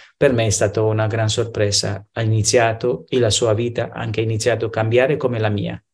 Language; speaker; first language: Italian; non-native, fluent; Spanish